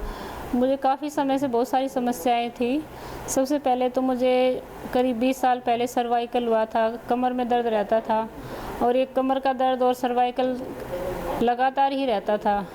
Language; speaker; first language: Hindi; native; Hindi